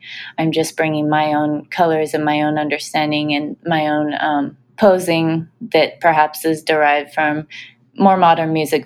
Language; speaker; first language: English; native; English